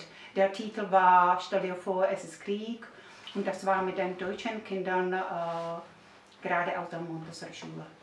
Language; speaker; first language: German; non-native, fluent; Czech